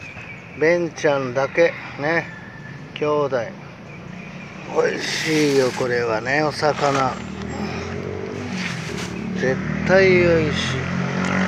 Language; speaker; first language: Japanese; native; Japanese